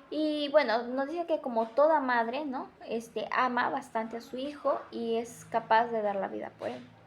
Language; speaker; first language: Spanish; native; Spanish